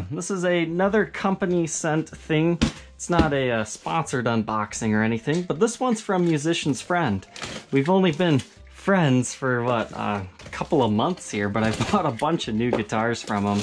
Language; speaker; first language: English; native; English